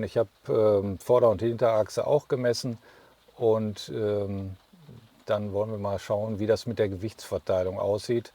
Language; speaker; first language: German; native; German